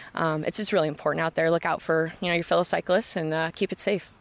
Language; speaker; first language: English; native; English